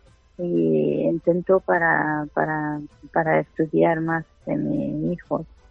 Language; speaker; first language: Spanish; non-native, learner; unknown